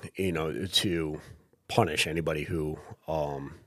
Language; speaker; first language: English; native; English